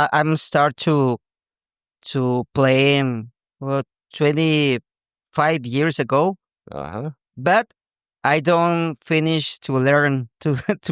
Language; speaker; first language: English; non-native, local second language; Spanish